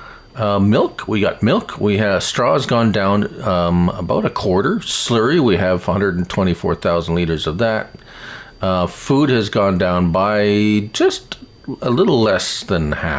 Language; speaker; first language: English; native; English